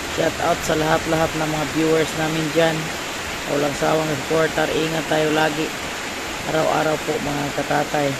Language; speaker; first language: Filipino; non-native, local second language; Cebuano